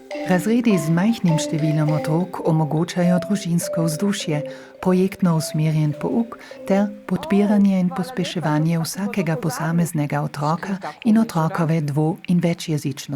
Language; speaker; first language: Slovenian; native; Slovenian